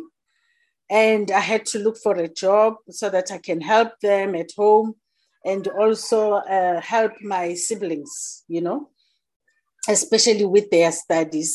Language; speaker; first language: English; non-native, local second language; Zulu